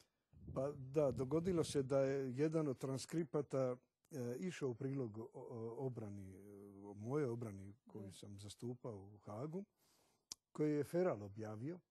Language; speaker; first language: Croatian; native; Croatian